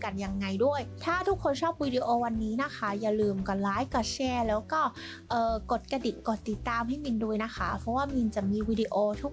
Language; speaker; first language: Thai; non-native, fluent; Vietnamese